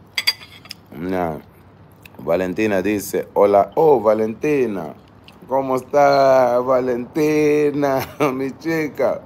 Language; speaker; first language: Spanish; non-native, learner; Portuguese